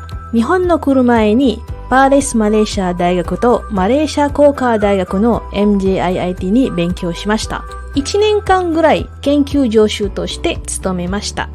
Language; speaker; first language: Japanese; non-native, learner; Malay